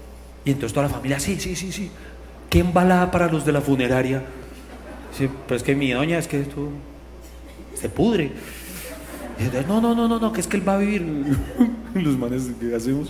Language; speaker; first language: Spanish; native; Spanish